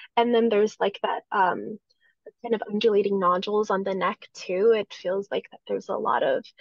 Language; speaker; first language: English; native; English